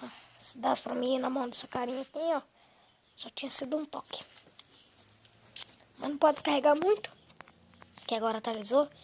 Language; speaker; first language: Portuguese; native; Portuguese